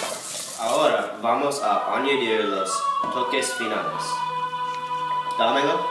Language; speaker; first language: Spanish; non-native, learner; English